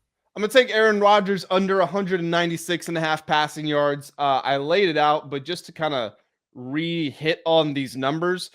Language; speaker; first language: English; native; English